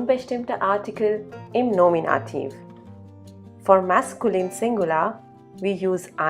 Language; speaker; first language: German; non-native, fluent; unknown